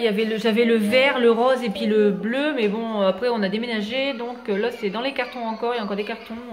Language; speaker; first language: French; native; French